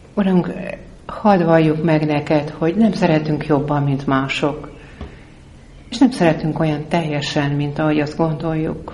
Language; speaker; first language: Hungarian; native; Hungarian